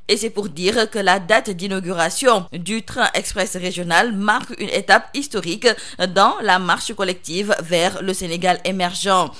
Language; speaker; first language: French; non-native, local second language; Wolof